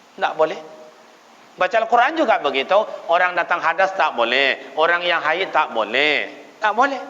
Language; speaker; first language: Malay; native; Malay